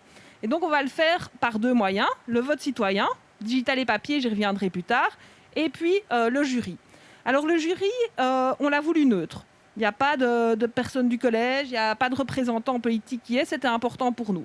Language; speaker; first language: French; native; French